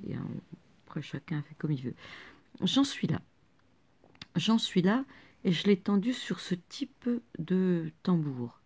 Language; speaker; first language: French; native; French